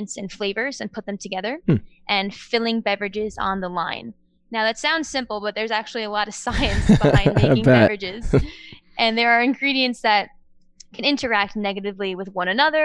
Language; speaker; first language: English; native; English